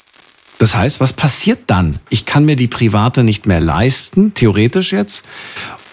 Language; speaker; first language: German; native; German